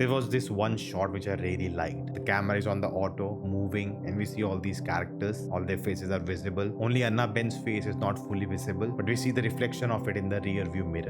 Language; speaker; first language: English; non-native, local second language; Hindi